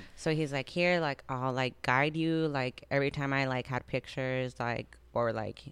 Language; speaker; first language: English; native; English